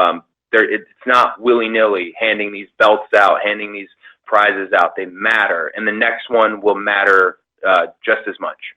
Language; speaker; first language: English; native; English